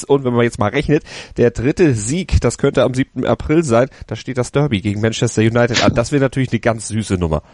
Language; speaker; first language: German; native; German